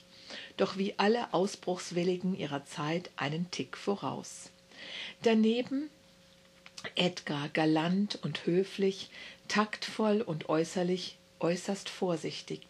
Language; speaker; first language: German; native; German